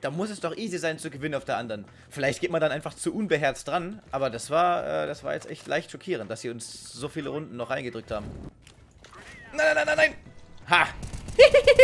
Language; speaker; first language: German; native; German